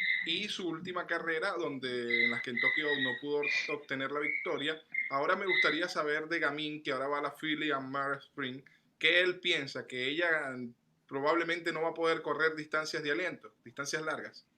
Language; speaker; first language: Spanish; native; Spanish